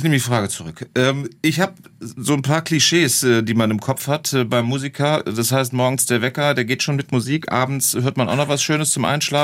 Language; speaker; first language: German; native; German